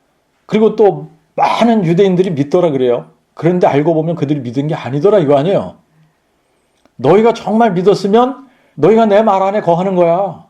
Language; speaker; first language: Korean; native; Korean